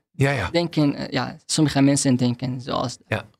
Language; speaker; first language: Dutch; non-native, fluent; Arabic